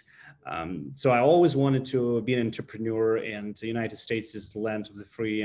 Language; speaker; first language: English; non-native, fluent; Ukrainian